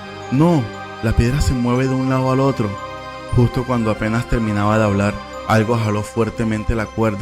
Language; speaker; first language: Spanish; native; Spanish